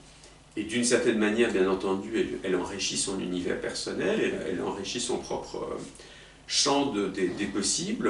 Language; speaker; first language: French; native; French